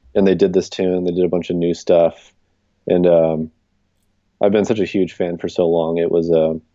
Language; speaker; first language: English; native; English